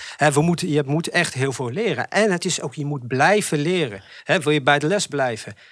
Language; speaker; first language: Dutch; early bilingual, other home language; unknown